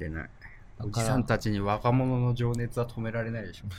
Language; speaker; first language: Japanese; native; Japanese